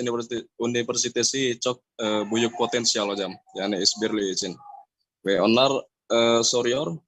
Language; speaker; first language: Turkish; non-native, learner; Indonesian